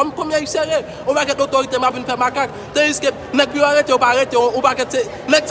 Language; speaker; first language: Haitian Creole; native; Haitian Creole